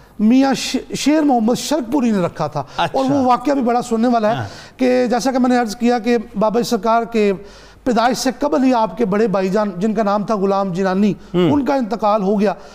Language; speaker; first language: Urdu; non-native, local second language; Punjabi